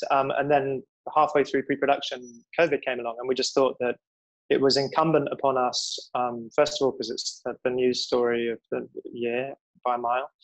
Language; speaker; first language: English; native; English